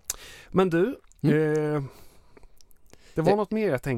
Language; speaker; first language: Swedish; native; Swedish